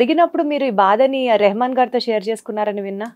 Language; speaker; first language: Telugu; native; Telugu